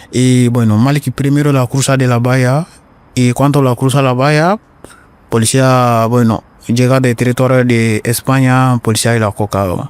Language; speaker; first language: Spanish; non-native, learner; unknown